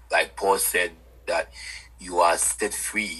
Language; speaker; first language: English; non-native, local second language; Akan